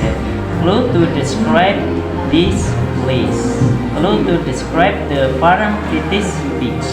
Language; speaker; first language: English; non-native, learner; Indonesian